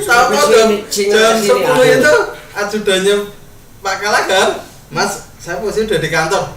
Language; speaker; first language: Indonesian; native; Indonesian